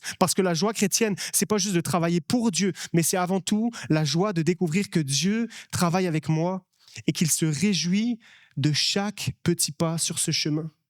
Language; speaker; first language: French; native; French